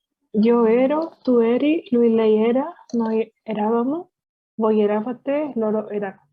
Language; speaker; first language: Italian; non-native, learner; Spanish